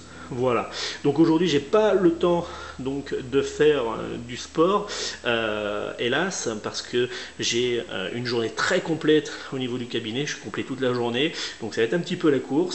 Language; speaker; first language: French; native; French